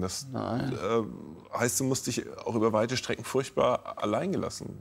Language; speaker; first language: German; native; German